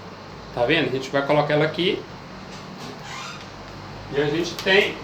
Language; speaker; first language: Portuguese; native; Portuguese